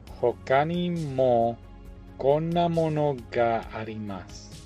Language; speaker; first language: Japanese; non-native, learner; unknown